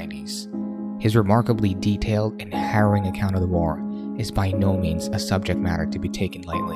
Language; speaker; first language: English; non-native, local second language; Filipino